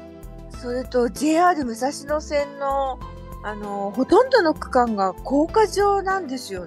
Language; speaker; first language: Japanese; native; Japanese